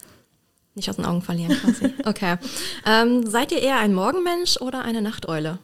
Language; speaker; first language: German; native; German